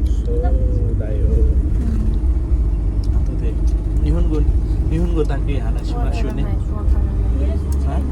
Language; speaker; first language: Japanese; non-native, learner; Nepali